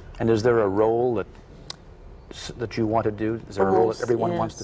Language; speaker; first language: English; native; English